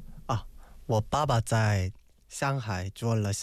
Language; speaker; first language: Chinese; non-native, fluent; Korean